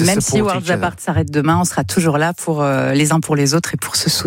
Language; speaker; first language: French; native; French